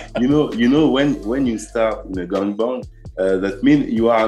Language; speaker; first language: English; non-native, learner; French